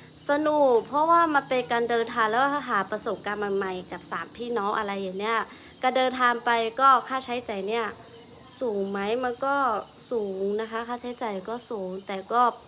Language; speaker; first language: Thai; non-native, local second language; Lahu